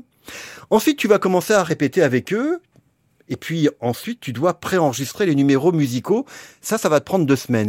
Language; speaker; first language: French; native; French